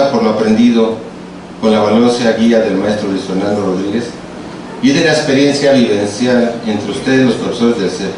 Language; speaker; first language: Spanish; native; Spanish